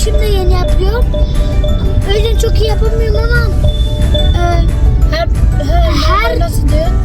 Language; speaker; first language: Turkish; early bilingual, heritage; Turkish